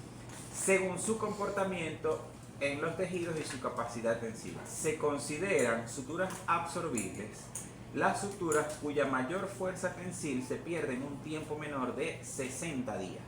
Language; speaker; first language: Spanish; native; Spanish